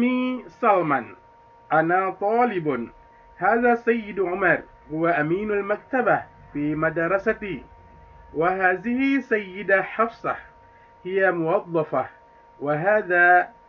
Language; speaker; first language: Arabic; non-native, fluent; Indonesian